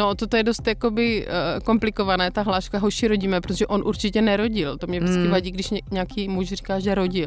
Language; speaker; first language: Czech; native; Czech